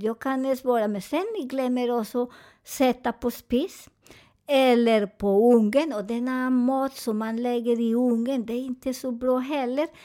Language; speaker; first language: Swedish; non-native, fluent; Spanish